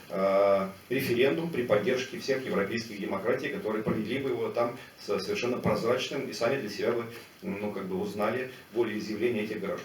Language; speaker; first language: Russian; native; Russian